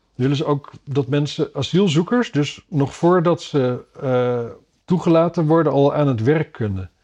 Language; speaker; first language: Dutch; native; Dutch